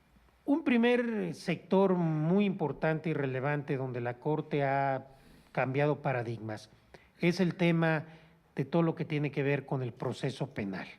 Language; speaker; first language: Spanish; native; Spanish